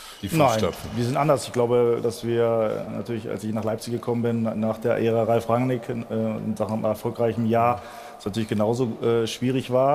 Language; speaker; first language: German; native; German